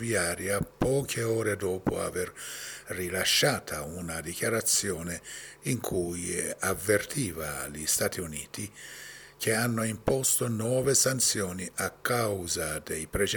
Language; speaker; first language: Italian; non-native, fluent; Persian